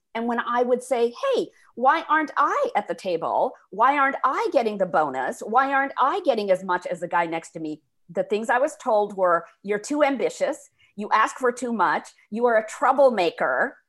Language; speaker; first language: English; early bilingual, other home language; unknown